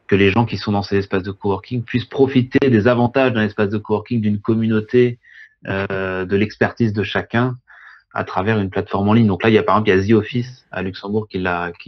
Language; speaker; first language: French; native; French